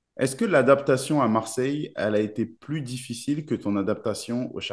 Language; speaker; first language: French; native; French